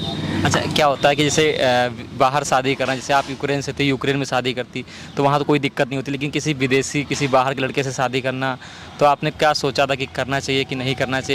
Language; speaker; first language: Hindi; native; Hindi